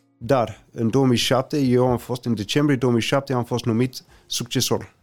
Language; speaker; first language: Romanian; non-native, fluent; English